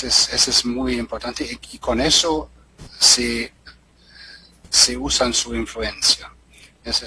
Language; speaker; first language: Spanish; non-native, fluent; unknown